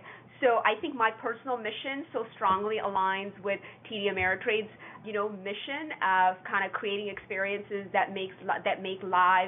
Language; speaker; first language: English; native; English